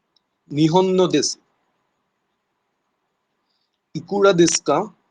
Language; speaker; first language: Japanese; non-native, learner; Bangla